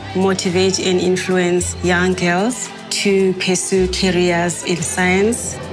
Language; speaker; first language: English; non-native, local second language; Zulu